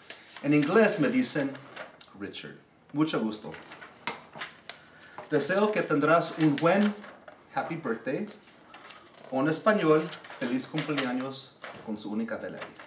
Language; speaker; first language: Spanish; non-native, learner; English